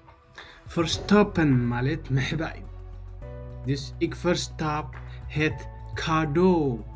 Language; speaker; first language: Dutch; non-native, learner; Tigrinya